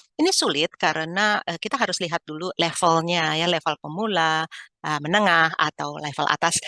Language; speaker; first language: Indonesian; native; Indonesian